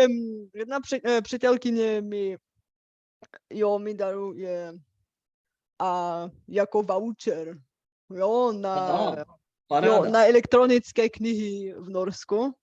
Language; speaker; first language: Czech; non-native, fluent; Bulgarian